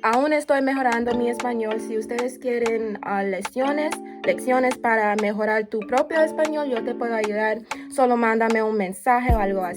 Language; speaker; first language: Spanish; non-native, fluent; English